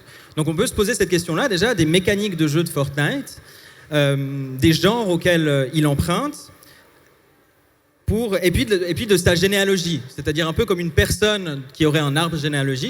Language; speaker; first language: French; native; French